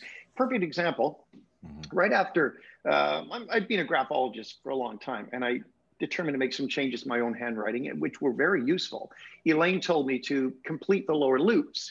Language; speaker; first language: English; native; English